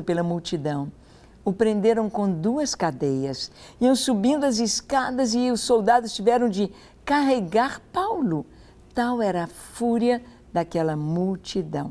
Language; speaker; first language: Portuguese; native; Portuguese